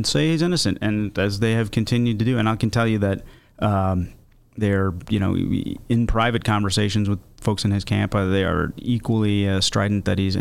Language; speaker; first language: English; native; English